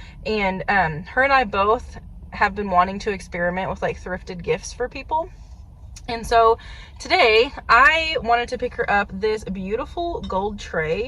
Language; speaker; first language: English; native; English